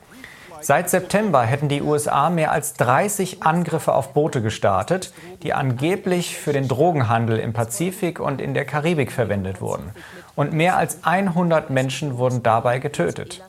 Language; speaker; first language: German; native; German